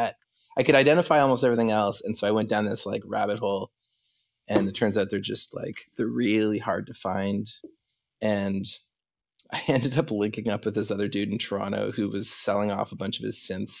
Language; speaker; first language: English; native; English